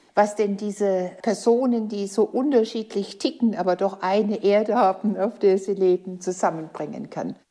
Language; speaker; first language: German; native; German